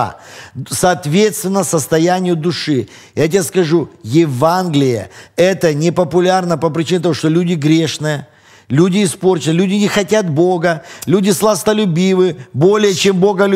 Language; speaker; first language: Russian; native; Russian